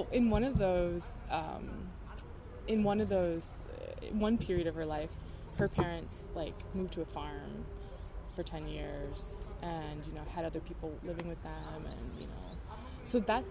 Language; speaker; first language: English; native; English